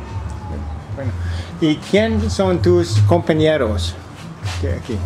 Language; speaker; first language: Spanish; non-native, learner; English